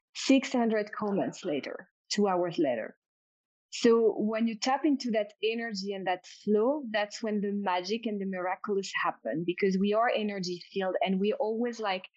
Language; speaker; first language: English; non-native, fluent; French